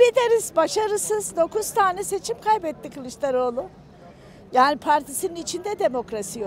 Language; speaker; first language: Turkish; native; Turkish